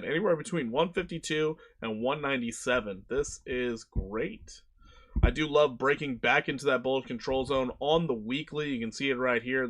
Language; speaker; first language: English; native; English